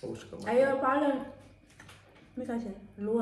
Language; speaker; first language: Vietnamese; native; Vietnamese